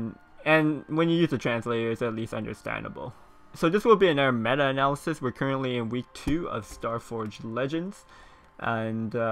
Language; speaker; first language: English; native; English